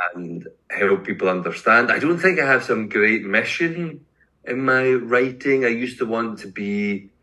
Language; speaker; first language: English; native; English